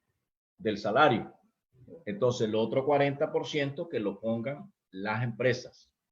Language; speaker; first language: Spanish; native; Spanish